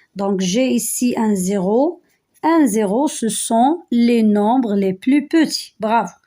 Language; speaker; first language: French; non-native, local second language; Arabic